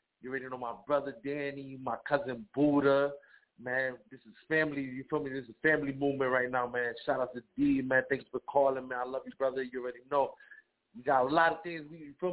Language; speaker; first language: English; early bilingual, other home language; Spanish